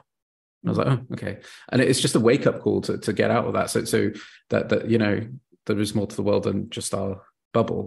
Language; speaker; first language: English; native; English